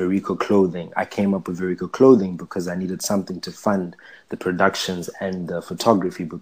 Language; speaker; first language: English; non-native, local second language; Shona